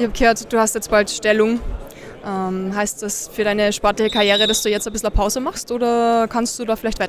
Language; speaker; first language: German; native; German